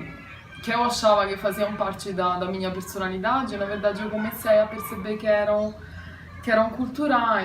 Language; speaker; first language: Portuguese; non-native, fluent; Italian